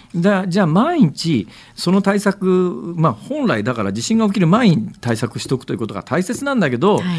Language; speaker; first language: Japanese; native; Japanese